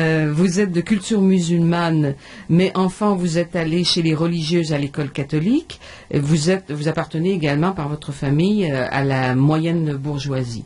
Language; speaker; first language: French; native; French